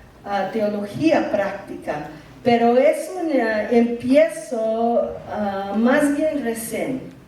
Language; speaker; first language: Spanish; early bilingual, heritage; English